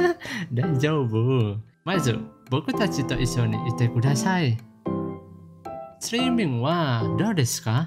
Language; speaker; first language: Japanese; non-native, learner; Indonesian